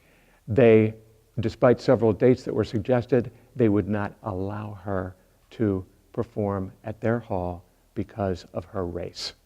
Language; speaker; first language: English; native; English